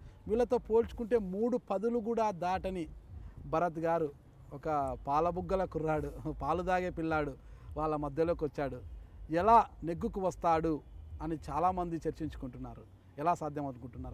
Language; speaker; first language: Telugu; native; Telugu